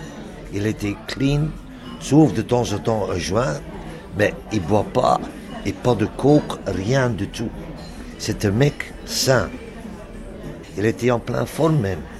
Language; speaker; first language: French; non-native, local second language; Dutch